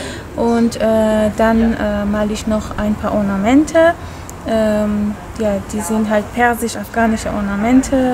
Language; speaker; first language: German; early bilingual, other home language; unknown